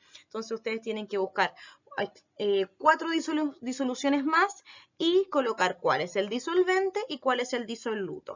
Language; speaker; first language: Spanish; native; Spanish